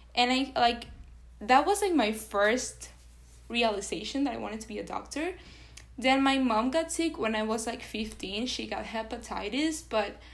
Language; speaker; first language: English; non-native, fluent; Spanish